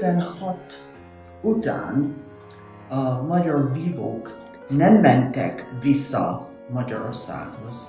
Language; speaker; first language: Hungarian; early bilingual, heritage; Hungarian